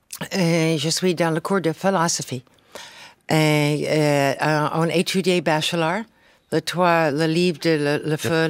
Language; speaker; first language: French; non-native, fluent; English